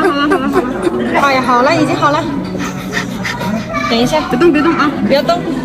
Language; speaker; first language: Chinese; native; Chinese